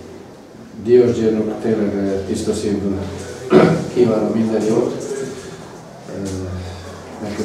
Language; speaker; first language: Hungarian; non-native, fluent; Serbian